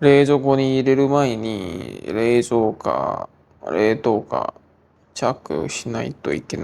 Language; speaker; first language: Japanese; non-native, learner; Korean